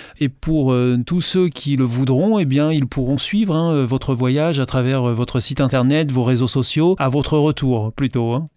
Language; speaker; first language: French; native; French